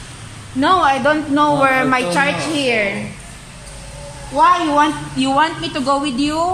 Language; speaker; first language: English; non-native, learner; Filipino